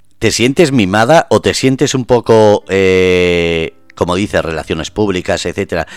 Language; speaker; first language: Spanish; native; Spanish